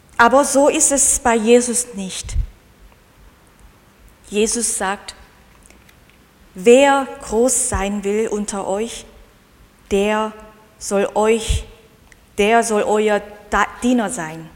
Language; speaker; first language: German; non-native, fluent; Korean